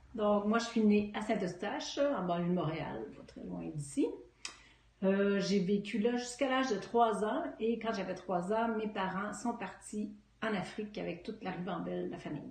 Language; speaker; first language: French; native; French